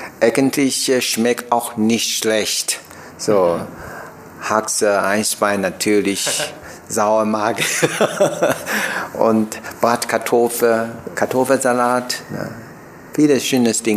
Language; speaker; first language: German; non-native, learner; Chinese